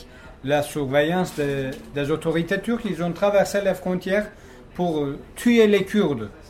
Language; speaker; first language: French; non-native, fluent; Kurdish